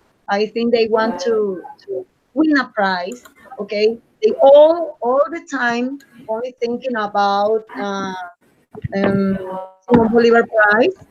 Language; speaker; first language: English; non-native, learner; Spanish